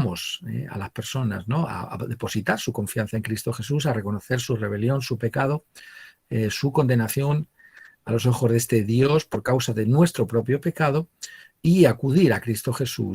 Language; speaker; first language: Spanish; native; Spanish